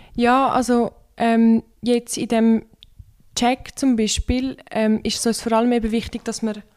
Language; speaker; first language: German; non-native, fluent; Turkish